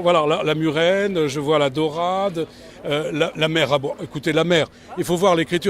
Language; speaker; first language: French; native; French